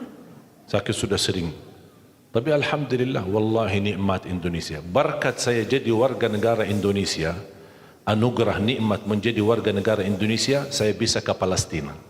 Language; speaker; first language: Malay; non-native, fluent; Arabic